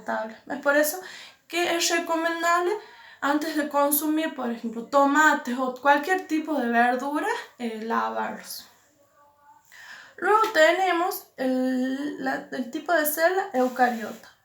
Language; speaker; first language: Spanish; native; Spanish